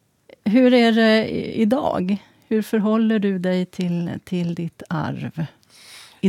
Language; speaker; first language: Swedish; native; Swedish